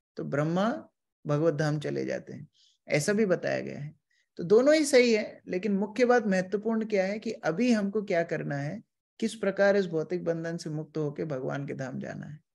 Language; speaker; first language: Hindi; native; Hindi